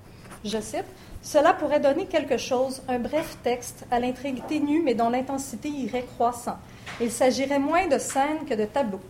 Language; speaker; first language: French; native; French